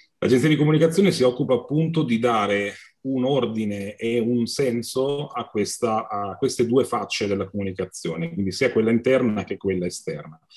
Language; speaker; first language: Italian; native; Italian